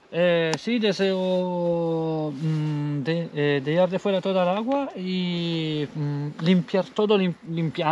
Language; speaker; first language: Spanish; non-native, learner; Italian